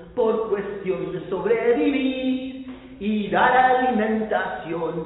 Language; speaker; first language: Spanish; early bilingual, heritage; Spanish